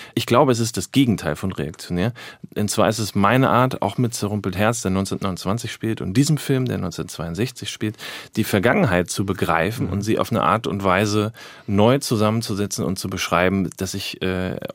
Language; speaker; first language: German; native; German